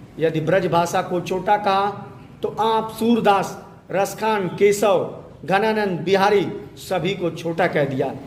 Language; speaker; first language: Hindi; native; Hindi